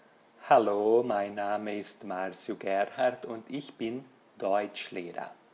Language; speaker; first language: German; non-native, fluent; Portuguese